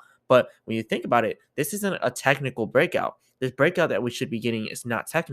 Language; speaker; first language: English; native; English